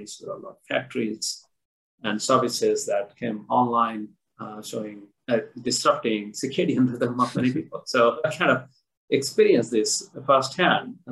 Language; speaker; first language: English; non-native, local second language; Odia